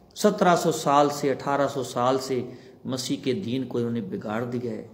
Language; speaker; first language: Urdu; non-native, local second language; Punjabi